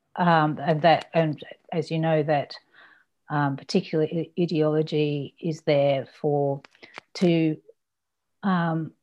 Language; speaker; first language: English; native; English